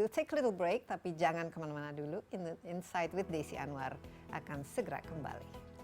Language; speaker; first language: Indonesian; native; Indonesian